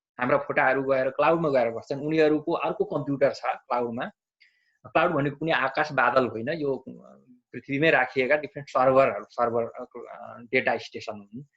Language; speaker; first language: Nepali; native; Nepali